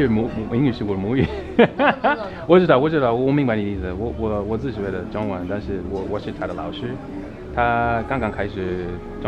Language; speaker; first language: Chinese; non-native, fluent; English